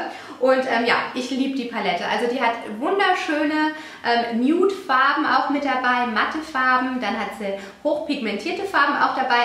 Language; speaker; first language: German; native; German